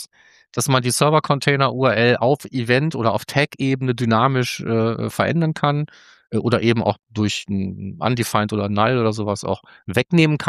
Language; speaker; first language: German; native; German